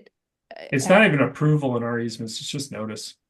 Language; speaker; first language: English; native; English